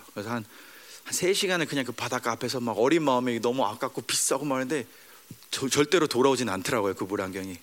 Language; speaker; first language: Korean; early bilingual, heritage; Korean